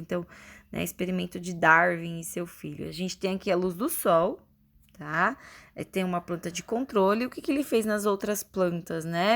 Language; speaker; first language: Portuguese; native; Portuguese